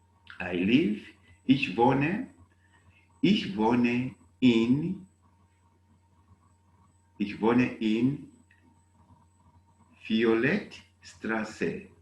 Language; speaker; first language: German; non-native, learner; Bemba